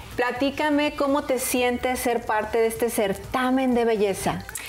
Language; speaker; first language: Spanish; native; Spanish